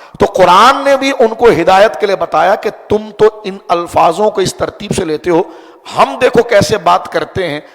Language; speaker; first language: Urdu; native; Urdu